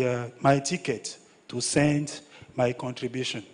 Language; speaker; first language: English; non-native, learner; French